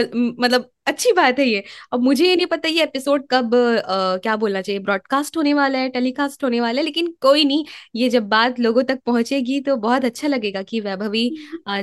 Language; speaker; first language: Hindi; non-native, local second language; Marathi